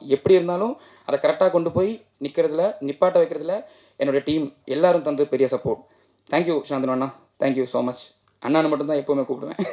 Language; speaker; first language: Tamil; non-native, local second language; Malayalam